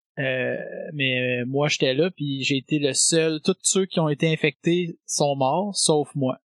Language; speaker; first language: French; native; French